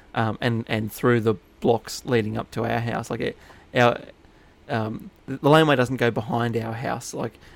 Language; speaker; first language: English; native; English